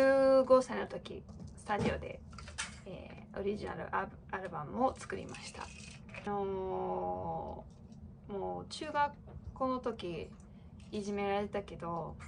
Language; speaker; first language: Japanese; non-native, fluent; English